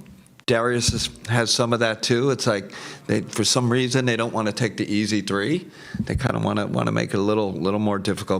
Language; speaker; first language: English; native; English